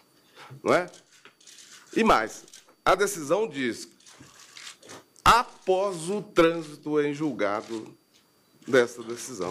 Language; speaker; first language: Portuguese; native; Portuguese